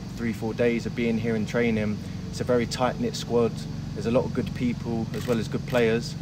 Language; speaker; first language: English; native; English